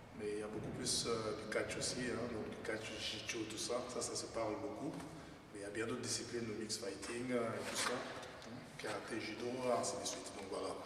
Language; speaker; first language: French; non-native, local second language; Lingala